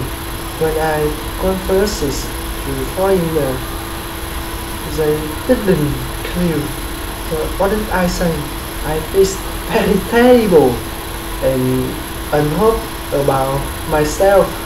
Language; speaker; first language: English; non-native, learner; Vietnamese